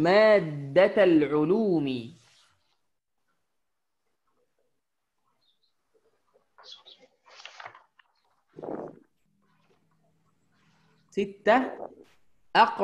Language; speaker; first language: Arabic; non-native, fluent; Indonesian